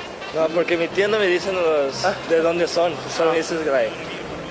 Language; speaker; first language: Spanish; early bilingual, heritage; Spanish